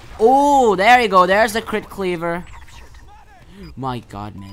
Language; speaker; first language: English; native; English